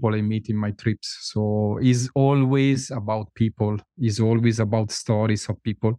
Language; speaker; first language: English; non-native, fluent; Italian